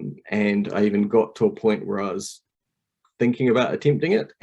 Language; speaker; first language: English; native; English